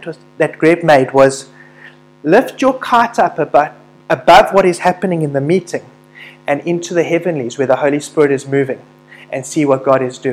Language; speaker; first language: English; native; English